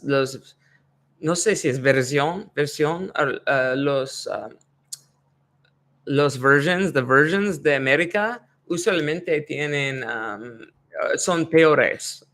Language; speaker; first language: Spanish; non-native, learner; English